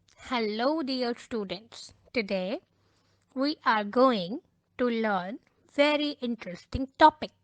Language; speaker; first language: English; non-native, local second language; Punjabi